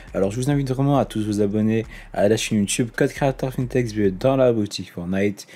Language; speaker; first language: French; native; French